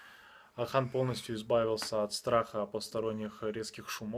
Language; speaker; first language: Russian; native; Russian